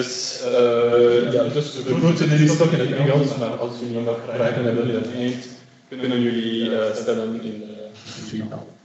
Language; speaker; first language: Dutch; non-native, local second language; French